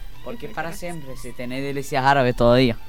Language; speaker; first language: Spanish; non-native, learner; Arabic